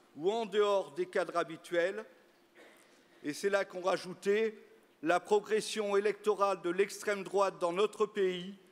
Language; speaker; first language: French; native; French